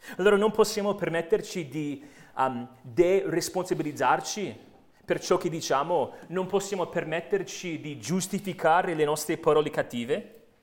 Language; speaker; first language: Italian; non-native, fluent; English